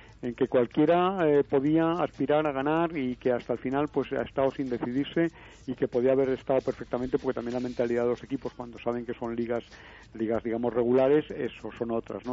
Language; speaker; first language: Spanish; native; Spanish